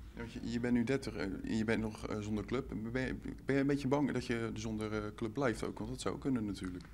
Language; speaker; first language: Dutch; native; Dutch